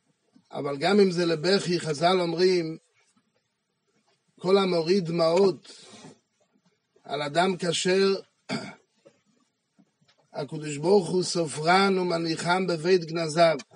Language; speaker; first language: Hebrew; non-native, fluent; French